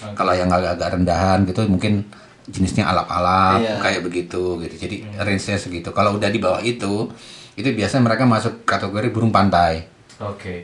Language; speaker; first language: Indonesian; native; Indonesian